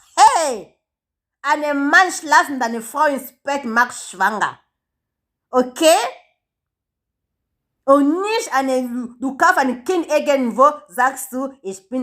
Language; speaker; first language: German; non-native, learner; Lingala